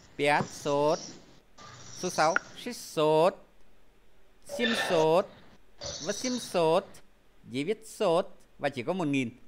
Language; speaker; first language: Vietnamese; native; Vietnamese